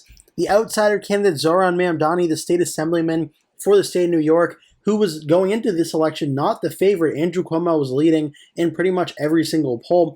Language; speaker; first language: English; native; English